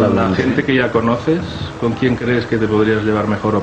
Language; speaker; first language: Spanish; native; Spanish